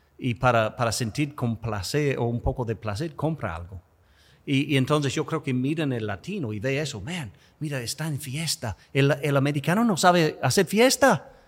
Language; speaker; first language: Spanish; non-native, fluent; English